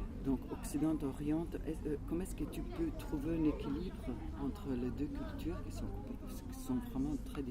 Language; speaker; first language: French; non-native, fluent; Italian